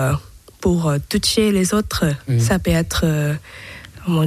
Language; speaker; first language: French; non-native, learner; Thai